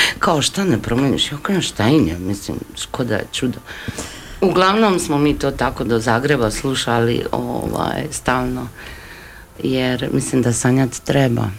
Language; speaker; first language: Croatian; native; Croatian